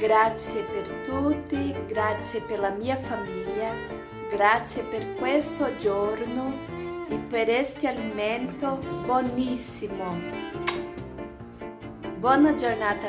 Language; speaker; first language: Italian; non-native, learner; Portuguese